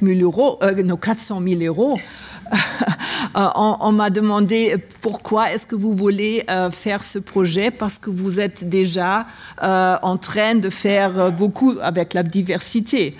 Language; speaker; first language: French; non-native, learner; German